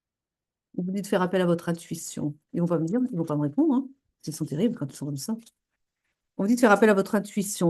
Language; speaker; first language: French; native; French